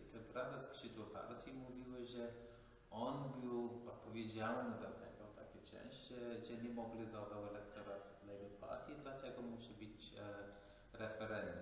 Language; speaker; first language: Polish; non-native, fluent; English